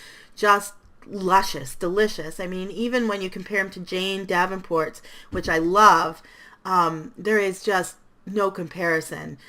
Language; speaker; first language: English; native; English